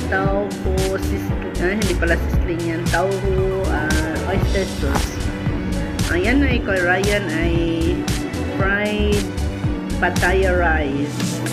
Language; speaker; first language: Filipino; non-native, local second language; Cebuano